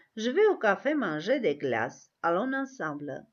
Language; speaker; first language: French; non-native, fluent; Armenian